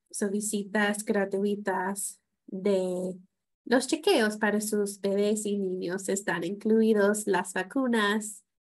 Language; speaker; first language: Spanish; non-native, fluent; English